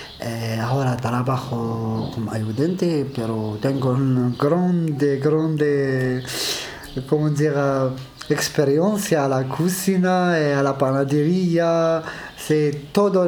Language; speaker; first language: Spanish; non-native, learner; Arabic